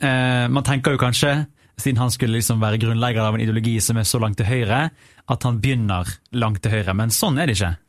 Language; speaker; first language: Norwegian; native; Norwegian